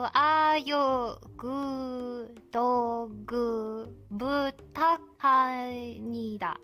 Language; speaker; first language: Korean; non-native, learner; Japanese